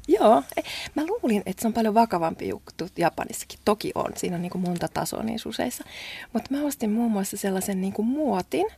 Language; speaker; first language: Finnish; native; Finnish